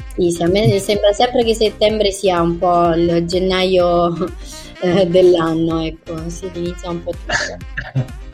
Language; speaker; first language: Italian; native; Italian